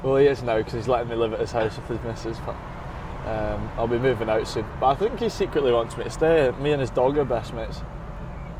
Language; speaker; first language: English; native; English